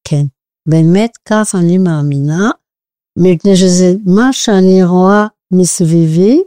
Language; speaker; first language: Hebrew; non-native, fluent; French